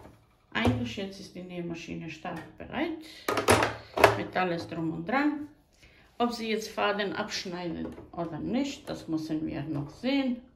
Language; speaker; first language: German; non-native, fluent; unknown